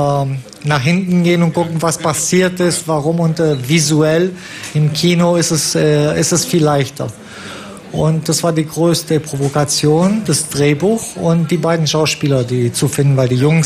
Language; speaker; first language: German; non-native, fluent; Romanian